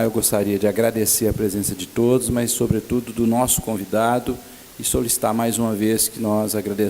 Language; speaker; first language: Portuguese; native; Portuguese